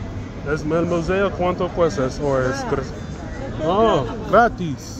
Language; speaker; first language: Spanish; non-native, learner; English